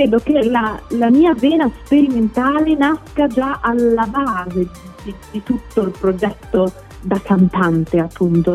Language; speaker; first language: Italian; native; Italian